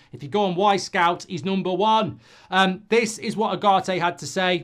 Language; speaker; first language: English; native; English